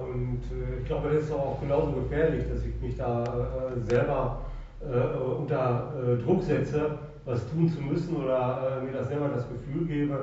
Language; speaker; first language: German; native; German